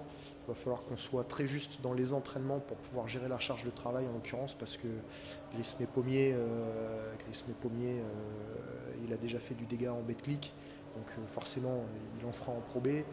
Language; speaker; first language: French; native; French